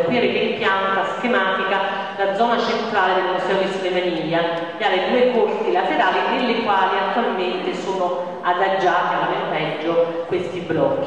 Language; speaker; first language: Italian; native; Italian